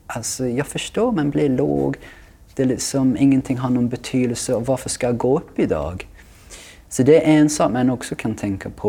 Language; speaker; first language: Swedish; non-native, fluent; English